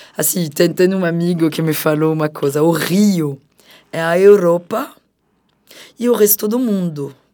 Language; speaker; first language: Portuguese; non-native, fluent; French